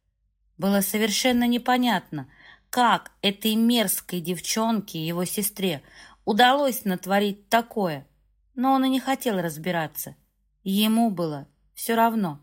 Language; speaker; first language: Russian; native; Russian